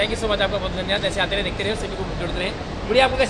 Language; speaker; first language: Hindi; native; Hindi